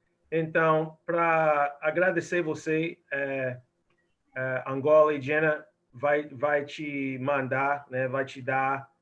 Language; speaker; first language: Portuguese; non-native, fluent; English